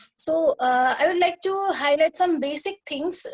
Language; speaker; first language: English; non-native, local second language; Nepali